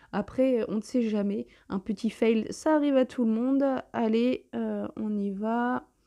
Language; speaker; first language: French; native; French